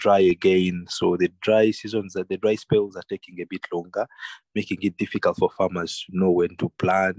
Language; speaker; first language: English; non-native, local second language; Ganda